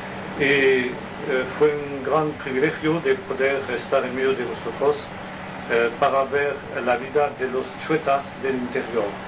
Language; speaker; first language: Spanish; non-native, learner; French